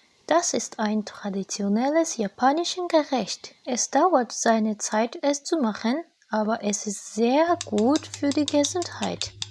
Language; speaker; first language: German; non-native, fluent; Japanese